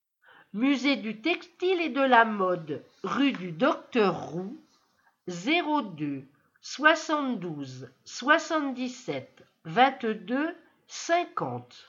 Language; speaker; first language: French; native; French